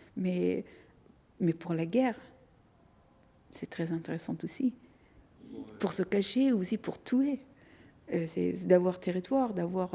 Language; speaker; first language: French; non-native, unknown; Persian